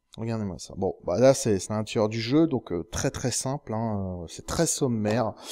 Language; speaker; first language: French; native; French